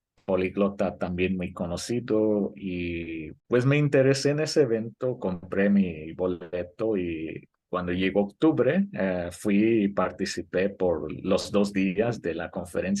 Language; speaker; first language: Spanish; early bilingual, heritage; Spanish